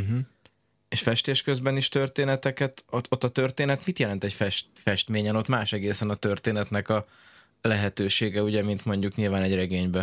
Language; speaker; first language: Hungarian; native; Hungarian